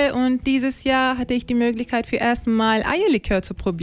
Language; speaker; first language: German; non-native, learner; Turkish